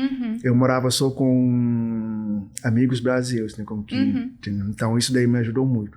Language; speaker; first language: Portuguese; non-native, fluent; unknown